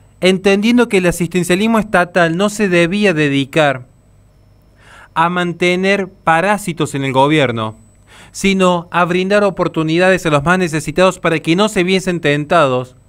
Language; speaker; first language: Spanish; native; Spanish